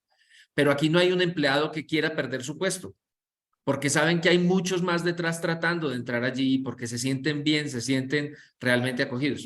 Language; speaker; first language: Spanish; native; Spanish